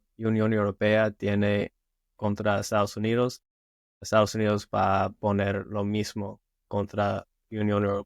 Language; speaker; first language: Spanish; non-native, learner; English